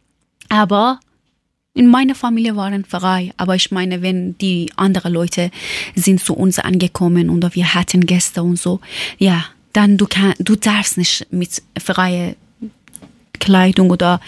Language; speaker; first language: German; non-native, learner; Persian